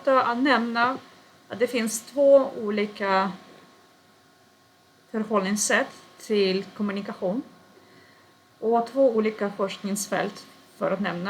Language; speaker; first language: Swedish; non-native, fluent; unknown